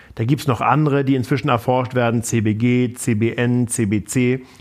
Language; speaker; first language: German; native; German